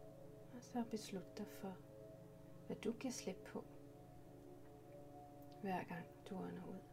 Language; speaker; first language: Danish; native; Danish